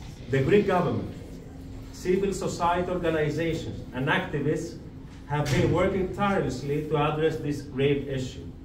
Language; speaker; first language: English; non-native, fluent; Greek